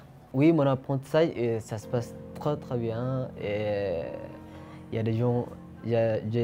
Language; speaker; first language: French; non-native, fluent; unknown